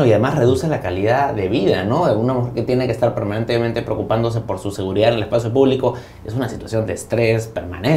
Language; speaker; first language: Spanish; native; Spanish